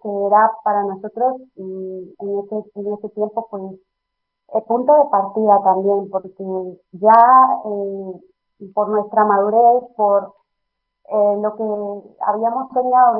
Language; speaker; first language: Spanish; native; Spanish